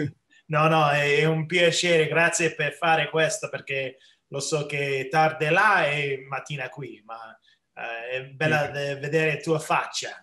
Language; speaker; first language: Italian; early bilingual, heritage; English